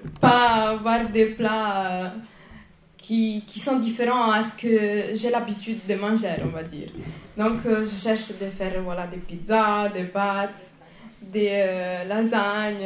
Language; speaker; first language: French; non-native, fluent; Italian